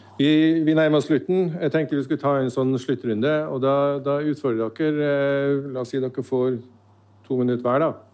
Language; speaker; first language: Norwegian; native; Norwegian